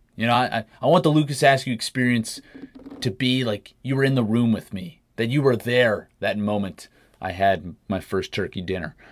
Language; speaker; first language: English; native; English